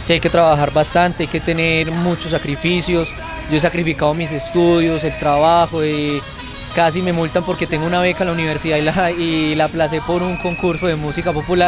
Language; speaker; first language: Spanish; native; Spanish